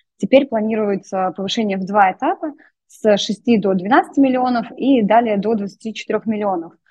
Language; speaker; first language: Russian; native; Russian